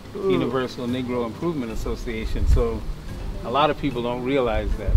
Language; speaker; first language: English; native; English